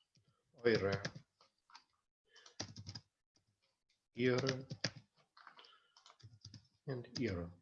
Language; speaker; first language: German; non-native, fluent; English